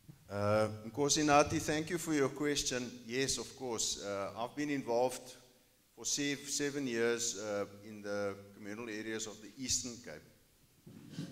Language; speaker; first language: English; non-native, local second language; Afrikaans